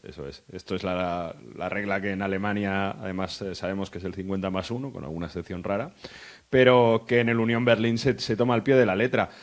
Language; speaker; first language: Spanish; native; Spanish